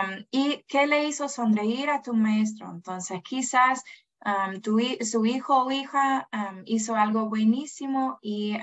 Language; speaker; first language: Spanish; non-native, fluent; English